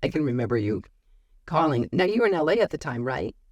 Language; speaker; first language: English; native; English